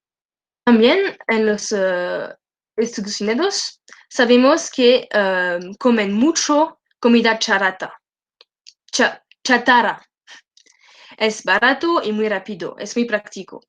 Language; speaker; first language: Spanish; non-native, learner; French